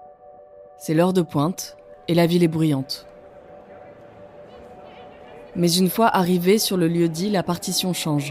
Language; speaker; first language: French; native; French